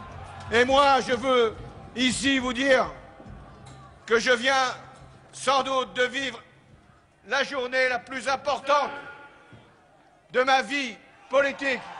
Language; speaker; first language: French; native; French